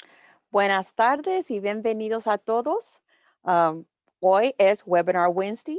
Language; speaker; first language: Spanish; early bilingual, heritage; English